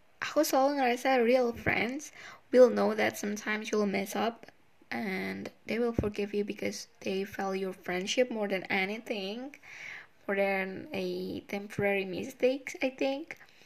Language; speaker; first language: English; non-native, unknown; Indonesian